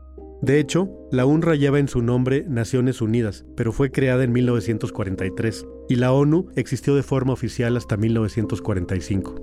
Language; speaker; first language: Spanish; native; Spanish